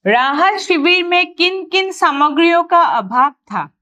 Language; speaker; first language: Hindi; non-native, local second language; Assamese